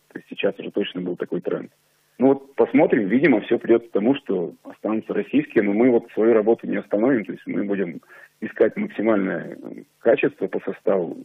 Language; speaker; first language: Russian; native; Russian